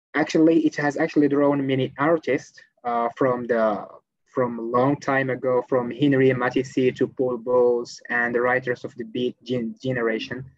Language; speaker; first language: English; non-native, fluent; Arabic